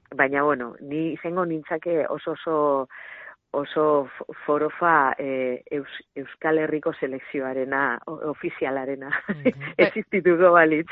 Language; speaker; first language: Basque; non-native, local second language; Spanish